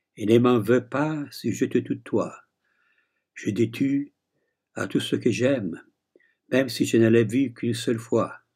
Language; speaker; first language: French; non-native, fluent; Italian